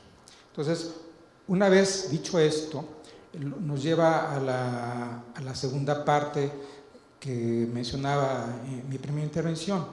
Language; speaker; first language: Spanish; native; Spanish